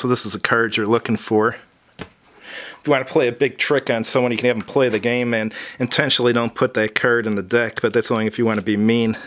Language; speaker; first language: English; native; English